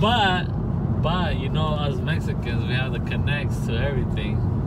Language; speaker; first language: English; early bilingual, other home language; Spanish